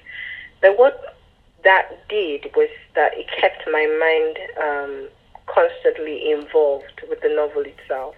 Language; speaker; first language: English; non-native, local second language; Yoruba